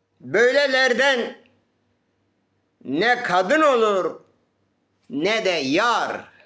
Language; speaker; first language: Turkish; native; Turkish